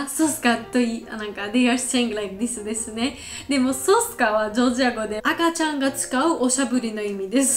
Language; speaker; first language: Japanese; non-native, learner; Georgian